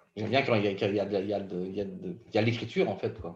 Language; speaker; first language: French; native; French